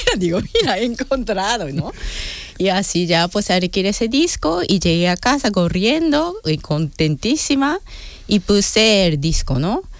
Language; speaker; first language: Spanish; non-native, fluent; Japanese